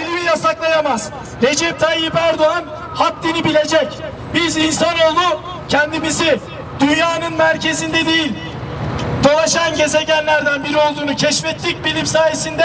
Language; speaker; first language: Turkish; native; Turkish